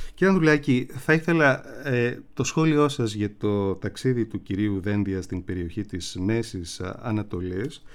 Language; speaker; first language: Greek; native; Greek